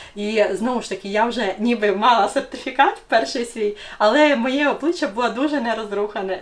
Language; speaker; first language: Ukrainian; native; Ukrainian